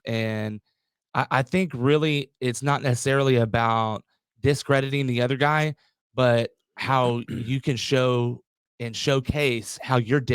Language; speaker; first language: English; native; English